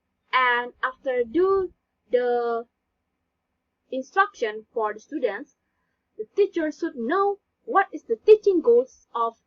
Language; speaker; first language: English; non-native, learner; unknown